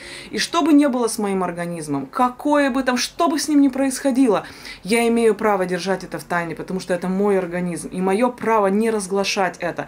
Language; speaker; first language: Russian; native; Russian